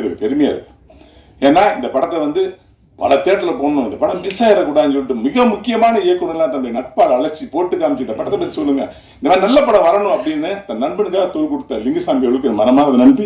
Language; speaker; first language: Tamil; native; Tamil